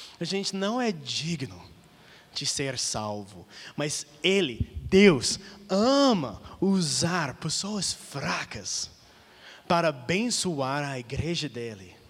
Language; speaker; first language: Portuguese; non-native, fluent; English